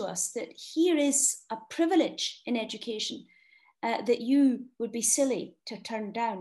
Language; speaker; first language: English; native; English